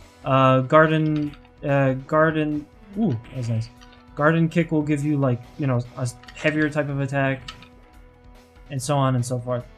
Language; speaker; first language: English; native; English